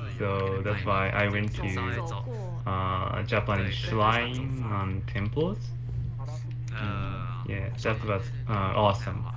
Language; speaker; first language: English; non-native, learner; Japanese